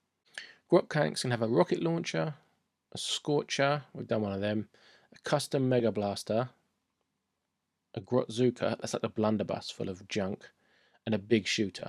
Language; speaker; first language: English; native; English